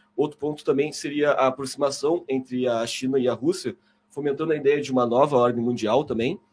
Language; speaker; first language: Portuguese; native; Portuguese